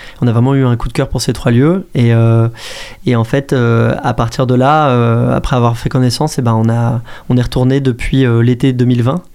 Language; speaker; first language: French; native; French